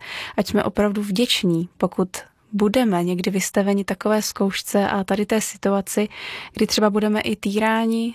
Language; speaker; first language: Czech; native; Czech